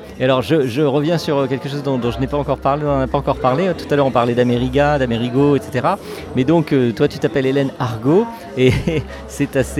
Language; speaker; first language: French; native; French